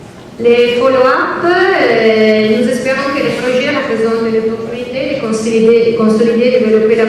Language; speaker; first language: French; non-native, learner; Italian